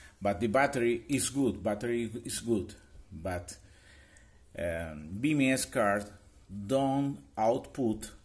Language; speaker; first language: English; non-native, learner; Spanish